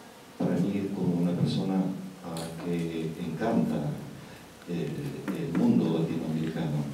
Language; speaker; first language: Spanish; non-native, fluent; Russian